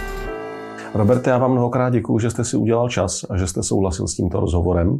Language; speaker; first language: Czech; native; Czech